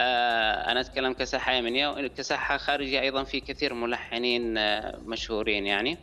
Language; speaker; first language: Arabic; native; Arabic